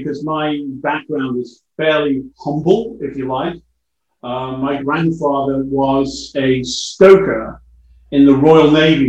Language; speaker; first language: English; native; English